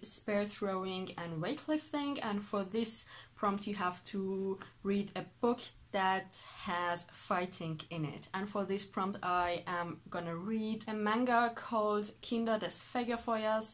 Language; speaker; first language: English; non-native, fluent; Persian